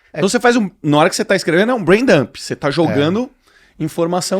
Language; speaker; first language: Portuguese; native; Portuguese